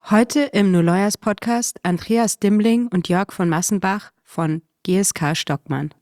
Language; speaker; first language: German; native; German